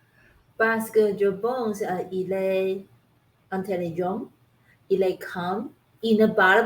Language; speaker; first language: French; non-native, learner; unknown